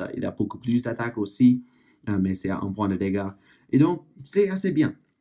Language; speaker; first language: French; non-native, learner; English